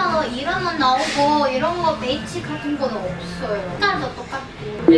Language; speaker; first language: Korean; non-native, fluent; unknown